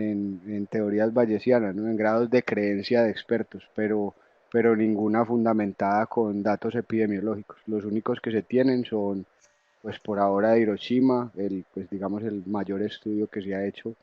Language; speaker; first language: Spanish; native; Spanish